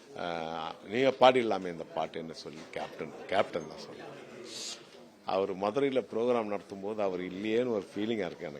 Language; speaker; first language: Tamil; native; Tamil